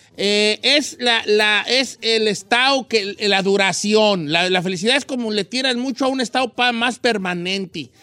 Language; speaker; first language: Spanish; native; Spanish